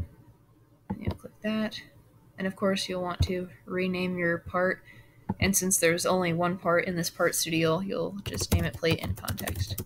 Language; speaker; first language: English; native; English